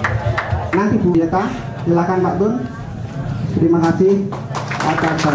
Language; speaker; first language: Indonesian; native; Indonesian